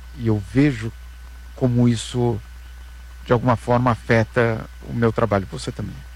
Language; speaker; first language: Portuguese; native; Portuguese